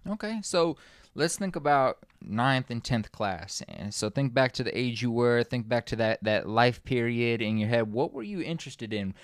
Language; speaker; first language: English; native; English